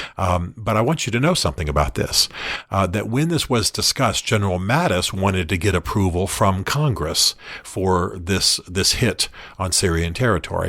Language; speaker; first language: English; native; English